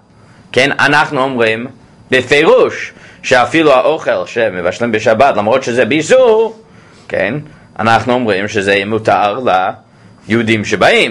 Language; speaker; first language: Hebrew; non-native, fluent; English